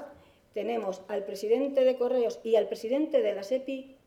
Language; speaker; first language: Spanish; native; Spanish